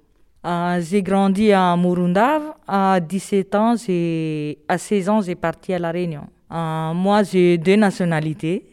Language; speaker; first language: French; non-native, local second language; Malagasy